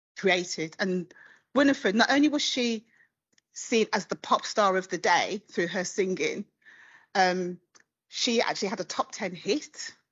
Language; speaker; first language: English; native; English